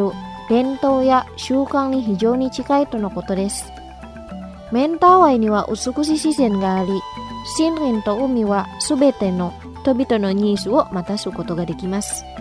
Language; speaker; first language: Japanese; non-native, fluent; Indonesian